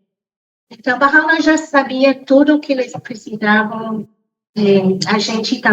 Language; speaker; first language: Portuguese; non-native, fluent; English